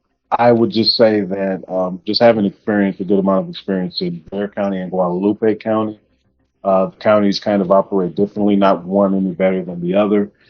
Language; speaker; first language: English; native; English